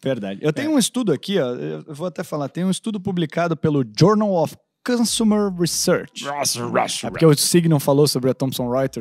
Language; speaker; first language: Portuguese; native; Portuguese